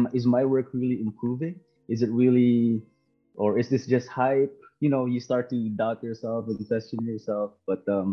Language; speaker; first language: English; non-native, local second language; Filipino